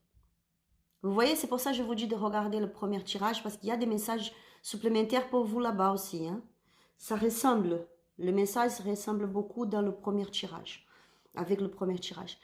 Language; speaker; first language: French; non-native, learner; Spanish